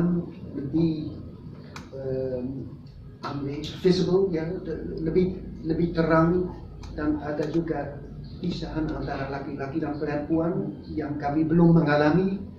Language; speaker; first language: Indonesian; non-native, fluent; Dutch